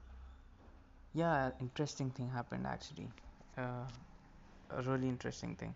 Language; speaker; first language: English; non-native, local second language; Marathi